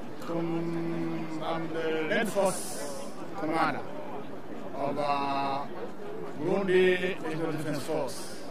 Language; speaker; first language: English; non-native, learner; Rundi